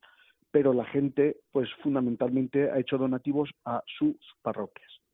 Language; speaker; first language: Spanish; native; Spanish